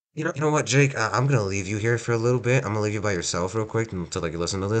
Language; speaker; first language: English; native; English